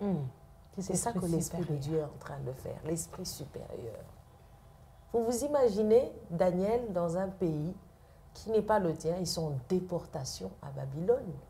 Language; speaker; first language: French; non-native, local second language; Lingala